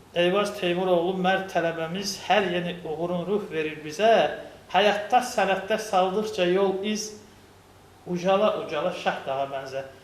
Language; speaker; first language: Azerbaijani; non-native, local second language; Lezghian